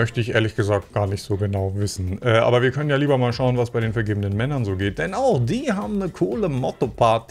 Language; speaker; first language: German; native; German